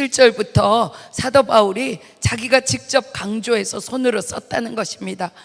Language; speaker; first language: Korean; native; Korean